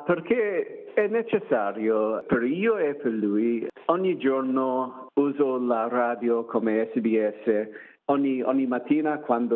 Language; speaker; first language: Italian; non-native, learner; English